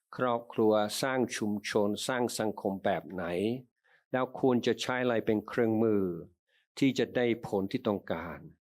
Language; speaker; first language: Thai; native; Thai